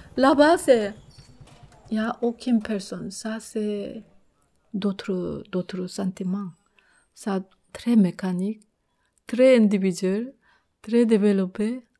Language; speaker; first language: French; non-native, learner; Korean